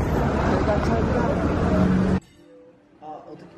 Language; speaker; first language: Korean; native; Korean